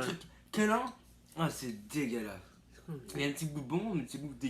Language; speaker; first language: French; native; French